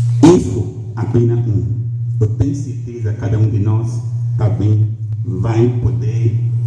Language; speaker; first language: Portuguese; non-native, learner; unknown